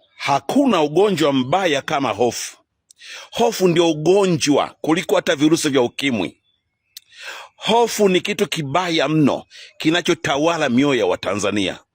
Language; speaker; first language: Swahili; native; Swahili